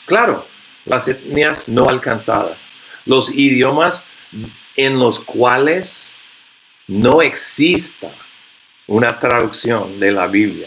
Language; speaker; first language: Spanish; non-native, fluent; English